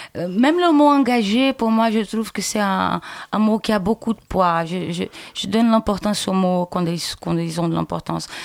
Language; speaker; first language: French; non-native, fluent; Portuguese